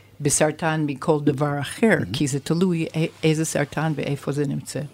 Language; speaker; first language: Hebrew; non-native, fluent; English